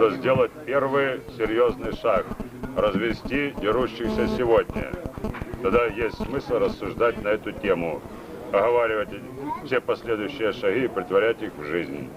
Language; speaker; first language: Russian; native; Russian